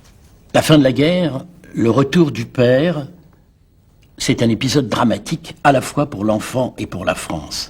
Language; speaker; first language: French; native; French